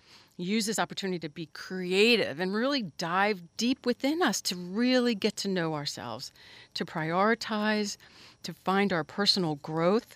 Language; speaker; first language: English; native; English